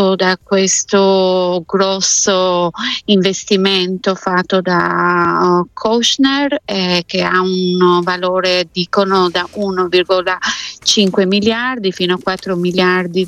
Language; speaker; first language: Italian; non-native, fluent; Albanian